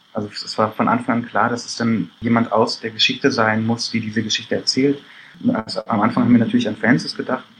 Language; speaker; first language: German; early bilingual, other home language; Persian